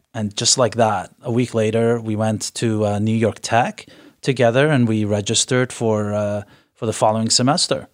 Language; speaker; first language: English; early bilingual, other home language; Persian